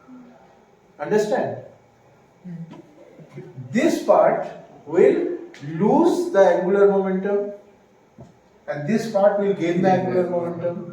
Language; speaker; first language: English; non-native, local second language; Bangla